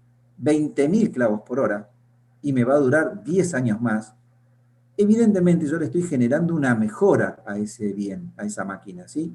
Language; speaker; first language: Spanish; native; Spanish